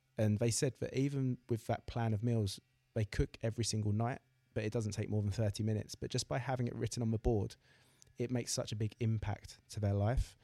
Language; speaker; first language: English; native; English